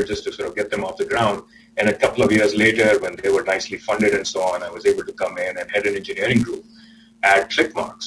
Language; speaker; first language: English; non-native, local second language; Urdu